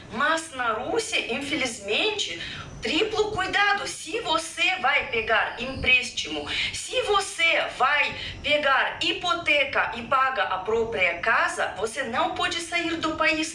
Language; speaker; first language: Portuguese; non-native, fluent; Russian